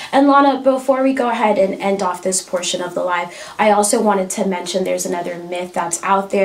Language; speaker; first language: English; early bilingual, other home language; French